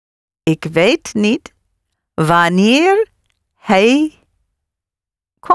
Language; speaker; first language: Dutch; non-native, learner; English